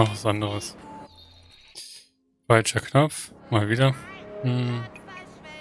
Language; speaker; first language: German; native; German